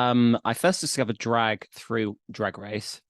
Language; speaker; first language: English; native; English